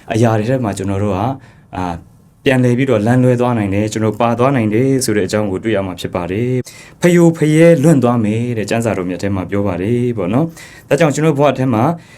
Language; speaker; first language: Burmese; non-native, local second language; Kachin